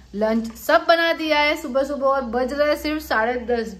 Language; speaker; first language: Hindi; non-native, local second language; Gujarati